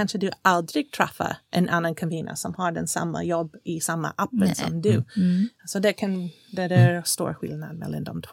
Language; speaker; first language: Swedish; non-native, fluent; English